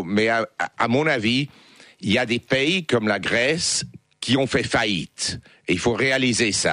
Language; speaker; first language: French; non-native, local second language; Swiss German